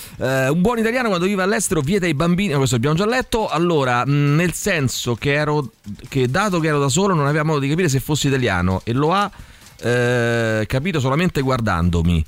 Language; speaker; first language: Italian; native; Italian